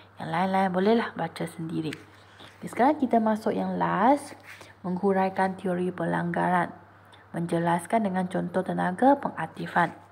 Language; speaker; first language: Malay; non-native, local second language; Chinese